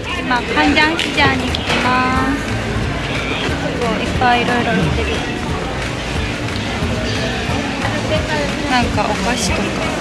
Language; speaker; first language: Korean; non-native, learner; Japanese